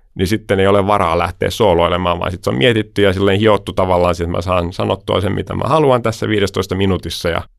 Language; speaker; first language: Finnish; early bilingual, heritage; Finnish